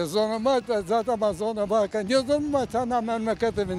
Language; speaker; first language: Turkish; non-native, local second language; Zaza